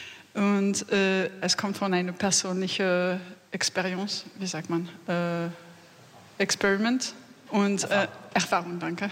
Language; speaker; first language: German; non-native, fluent; French